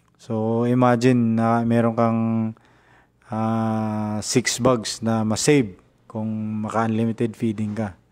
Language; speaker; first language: Filipino; non-native, local second language; Cebuano